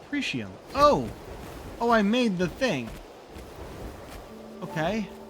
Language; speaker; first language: English; native; English